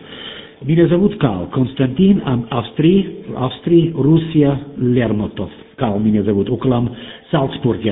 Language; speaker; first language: Russian; non-native, learner; German